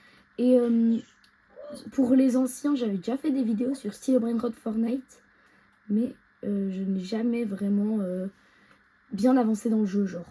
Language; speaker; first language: French; native; French